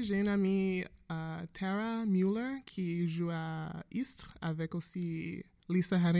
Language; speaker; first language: French; non-native, learner; English